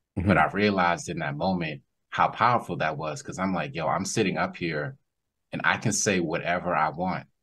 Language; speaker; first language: English; native; English